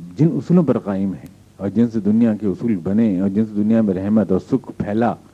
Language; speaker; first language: Urdu; native; Urdu